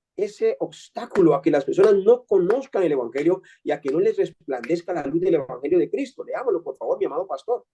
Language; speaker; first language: Spanish; native; Spanish